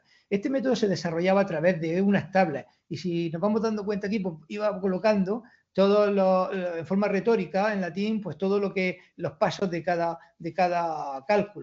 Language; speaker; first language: Spanish; native; Spanish